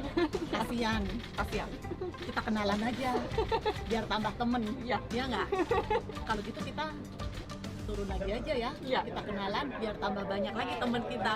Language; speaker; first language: Indonesian; native; Indonesian